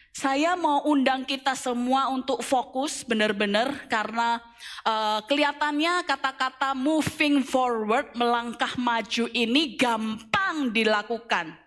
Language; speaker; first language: Indonesian; native; Indonesian